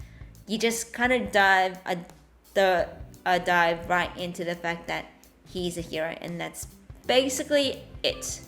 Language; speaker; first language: English; native; English